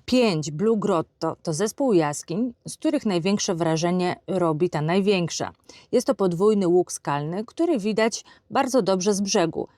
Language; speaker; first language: Polish; native; Polish